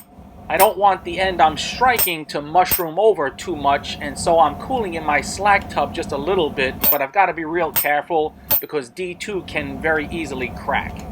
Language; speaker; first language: English; native; English